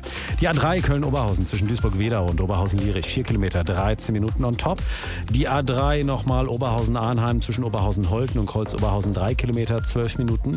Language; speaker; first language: German; native; German